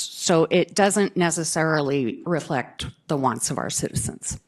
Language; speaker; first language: English; native; English